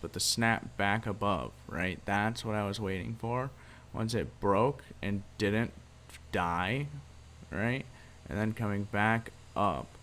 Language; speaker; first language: English; native; English